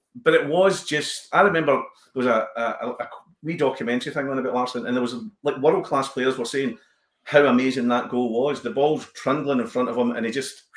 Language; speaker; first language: English; native; English